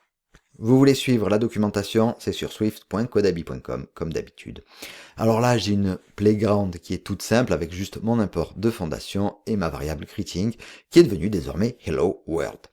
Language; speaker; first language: French; native; French